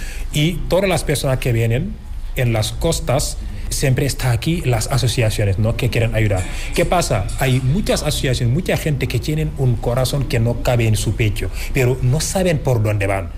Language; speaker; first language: Spanish; non-native, fluent; Wolof